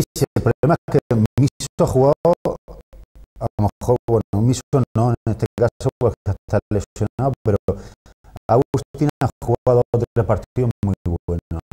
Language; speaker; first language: Spanish; native; Spanish